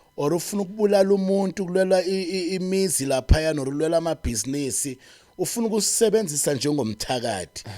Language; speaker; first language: Zulu; native; Zulu